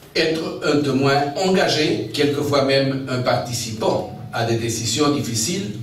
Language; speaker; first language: French; non-native, fluent; Spanish